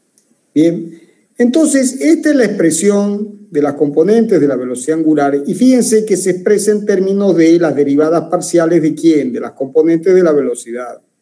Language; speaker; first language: Spanish; native; Spanish